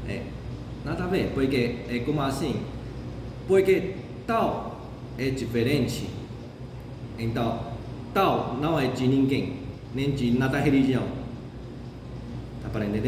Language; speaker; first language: Portuguese; non-native, fluent; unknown